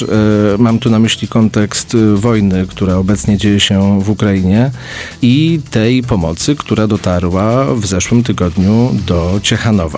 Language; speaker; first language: Polish; native; Polish